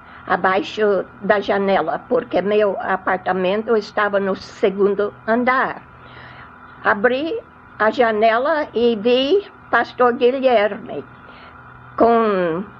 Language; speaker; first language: Portuguese; non-native, fluent; English